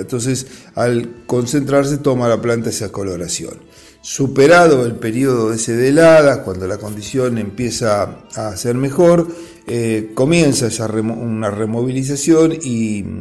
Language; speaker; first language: Spanish; native; Spanish